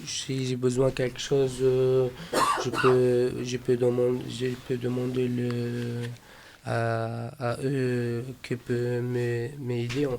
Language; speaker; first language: French; non-native, fluent; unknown